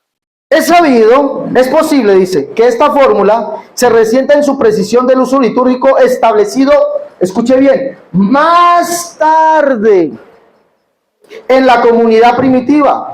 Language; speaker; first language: Spanish; native; Spanish